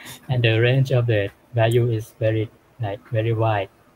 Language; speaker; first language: English; non-native, fluent; Thai